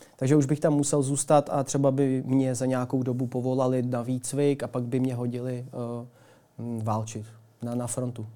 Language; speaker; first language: Czech; early bilingual, other home language; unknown